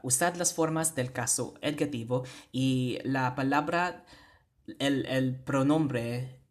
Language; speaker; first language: Spanish; non-native, fluent; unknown